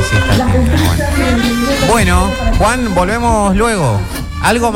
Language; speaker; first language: Spanish; native; Spanish